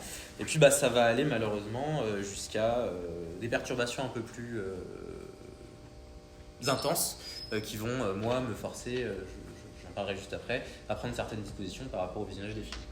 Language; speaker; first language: French; native; French